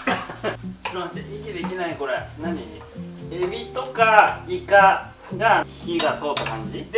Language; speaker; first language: Japanese; native; Japanese